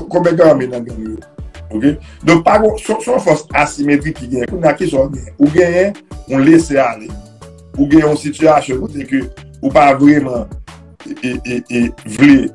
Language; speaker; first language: French; non-native, local second language; Haitian Creole